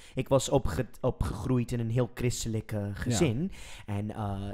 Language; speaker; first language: Dutch; non-native, fluent; English